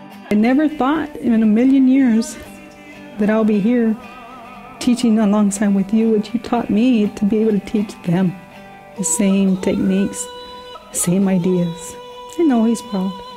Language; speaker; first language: English; early bilingual, other home language; Spanish